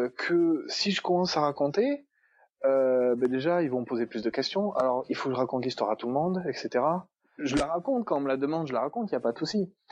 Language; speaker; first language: French; native; French